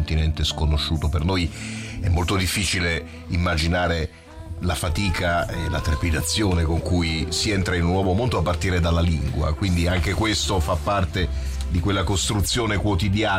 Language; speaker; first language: Italian; native; Italian